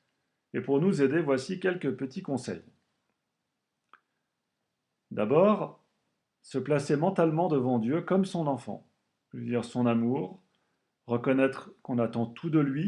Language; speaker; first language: French; native; French